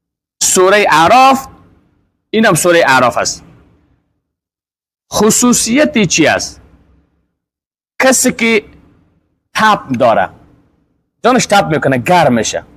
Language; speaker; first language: Persian; native; Persian